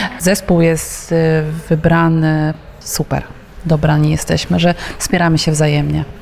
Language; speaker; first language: Polish; native; Polish